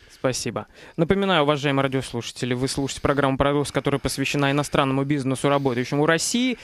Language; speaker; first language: Russian; native; Russian